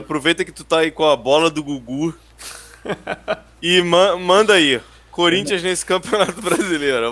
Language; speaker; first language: Portuguese; native; Portuguese